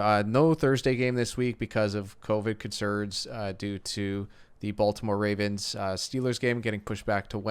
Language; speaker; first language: English; native; English